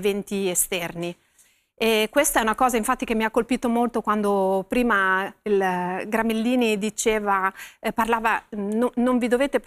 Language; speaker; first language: Italian; native; Italian